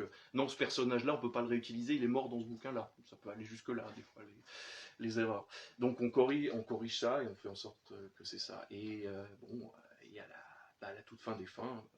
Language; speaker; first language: French; native; French